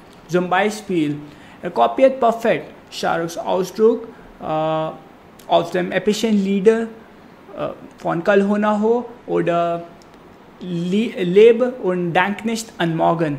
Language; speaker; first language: German; non-native, learner; Hindi